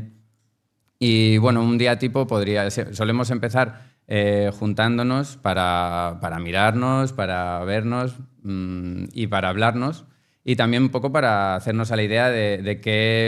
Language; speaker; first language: Spanish; native; Spanish